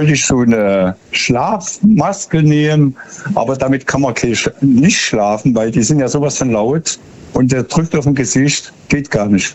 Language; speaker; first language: German; native; German